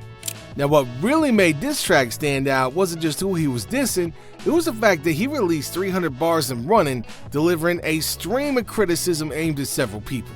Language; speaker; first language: English; native; English